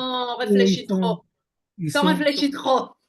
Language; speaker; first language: French; non-native, fluent; Hebrew